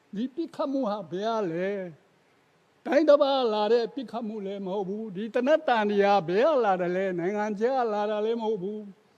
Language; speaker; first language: Burmese; non-native, local second language; Tedim Chin